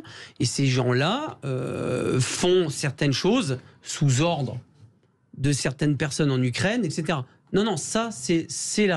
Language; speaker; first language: French; native; French